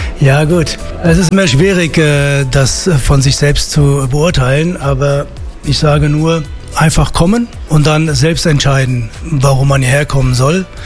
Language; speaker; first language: German; early bilingual, other home language; Italian